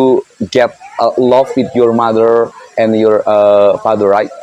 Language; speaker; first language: English; non-native, learner; Indonesian